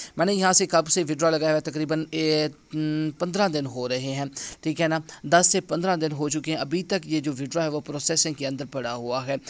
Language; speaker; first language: Urdu; non-native, local second language; Saraiki